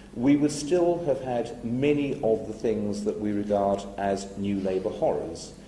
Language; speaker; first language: English; native; English